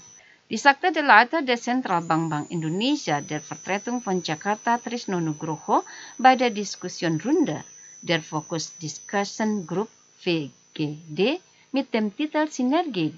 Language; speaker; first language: German; non-native, fluent; Indonesian